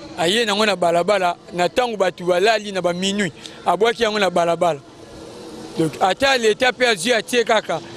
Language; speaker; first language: Lingala; native; Lingala